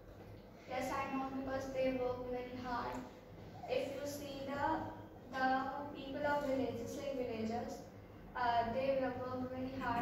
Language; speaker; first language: English; non-native, learner; Hindi